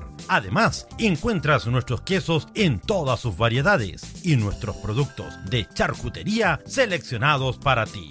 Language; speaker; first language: Spanish; native; Spanish